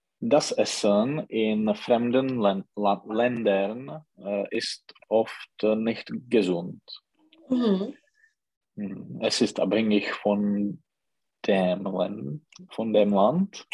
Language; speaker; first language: German; non-native, learner; Czech